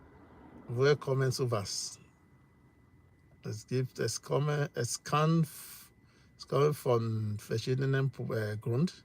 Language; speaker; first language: German; non-native, learner; English